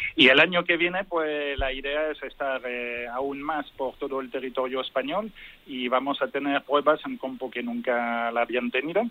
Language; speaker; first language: Spanish; non-native, fluent; French